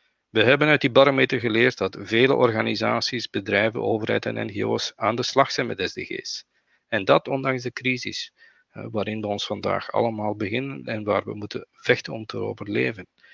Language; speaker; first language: Dutch; native; Dutch